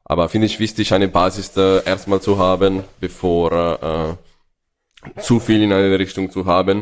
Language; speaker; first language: German; non-native, fluent; Italian